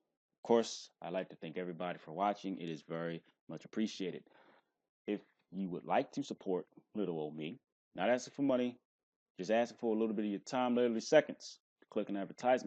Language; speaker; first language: English; native; English